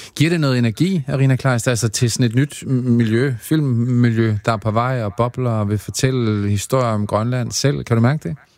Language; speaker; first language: Danish; native; Danish